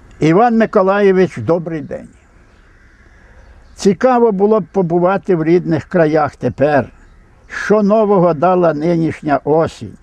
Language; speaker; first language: Ukrainian; native; Ukrainian